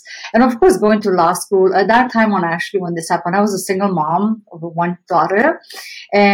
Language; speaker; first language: English; non-native, fluent; Romanian